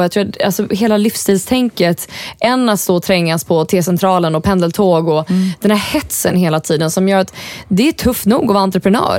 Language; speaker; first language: Swedish; native; Swedish